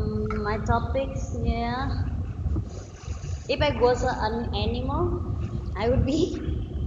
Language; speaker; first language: English; non-native, learner; Vietnamese